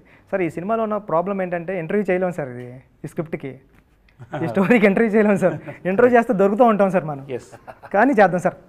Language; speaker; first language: Telugu; native; Telugu